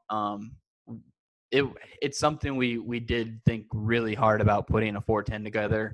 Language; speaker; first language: English; native; English